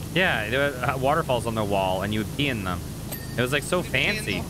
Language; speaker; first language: English; native; English